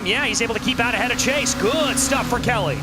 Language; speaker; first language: English; native; English